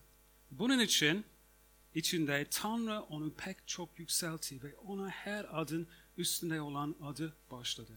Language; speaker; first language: Turkish; non-native, fluent; English